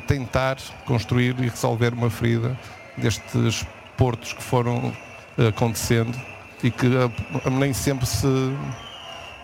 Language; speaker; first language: Portuguese; native; Portuguese